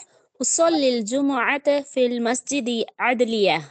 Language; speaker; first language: Arabic; non-native, learner; Tamil